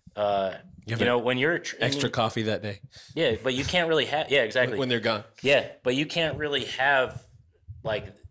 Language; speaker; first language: English; native; English